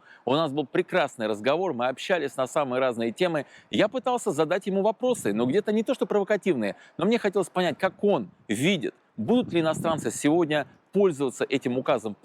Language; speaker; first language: Russian; native; Russian